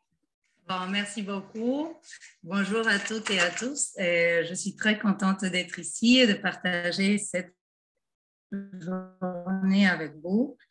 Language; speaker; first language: French; non-native, fluent; Spanish